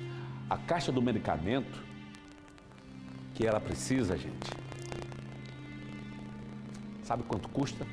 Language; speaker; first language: Portuguese; native; Portuguese